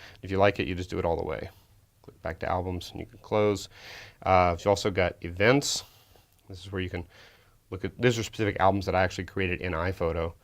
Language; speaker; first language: English; native; English